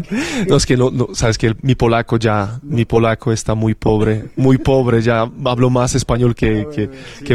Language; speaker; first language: Spanish; non-native, fluent; Polish